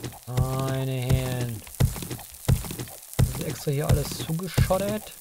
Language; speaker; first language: German; native; German